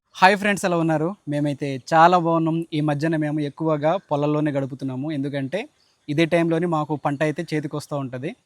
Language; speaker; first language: Telugu; non-native, local second language; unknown